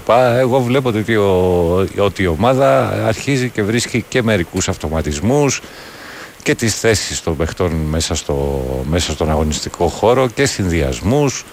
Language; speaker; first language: Greek; native; Greek